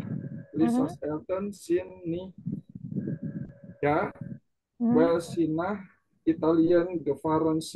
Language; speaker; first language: German; non-native, learner; Indonesian